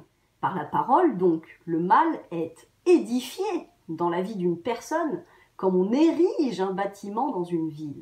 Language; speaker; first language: French; native; French